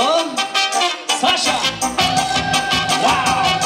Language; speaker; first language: Russian; non-native, local second language; Kyrgyz